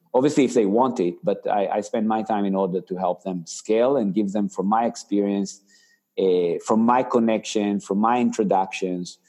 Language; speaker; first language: English; non-native, fluent; Hebrew